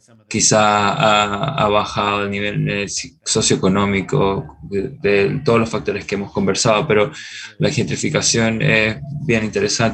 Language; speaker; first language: Spanish; non-native, fluent; English